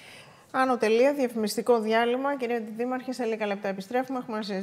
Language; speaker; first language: Greek; native; Greek